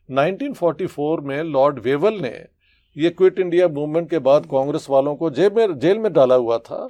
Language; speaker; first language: Hindi; native; Hindi